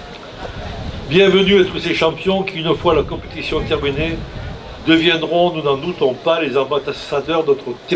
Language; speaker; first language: French; native; French